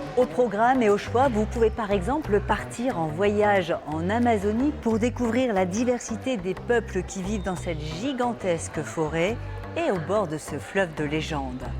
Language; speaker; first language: French; native; French